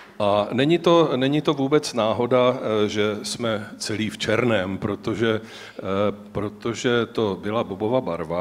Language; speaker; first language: Czech; native; Czech